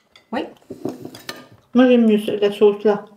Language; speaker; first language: French; non-native, learner; Vietnamese